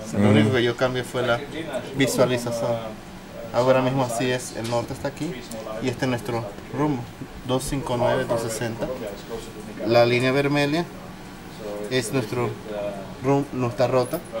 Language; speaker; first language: Spanish; native; Spanish